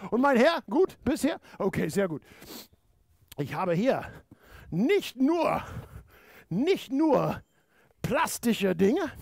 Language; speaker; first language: German; non-native, fluent; English